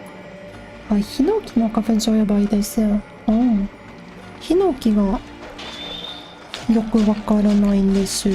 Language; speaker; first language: Japanese; non-native, learner; English